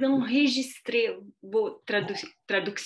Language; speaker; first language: French; non-native, fluent; Portuguese